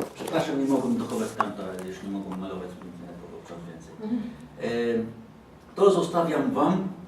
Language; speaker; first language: Polish; non-native, fluent; Arabic